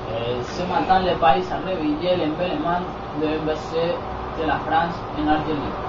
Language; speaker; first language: French; non-native, learner; Spanish